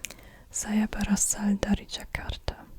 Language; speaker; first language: Indonesian; non-native, learner; German